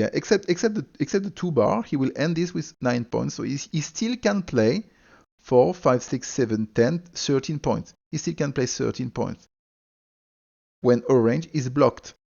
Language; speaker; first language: English; non-native, fluent; French